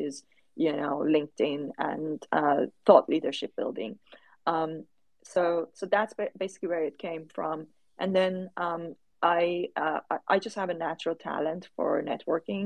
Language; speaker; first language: English; non-native, fluent; Persian